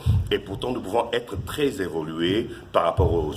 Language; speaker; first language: French; non-native, local second language; Lingala